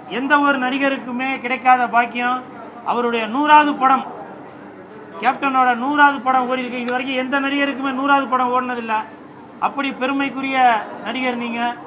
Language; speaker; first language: Tamil; native; Tamil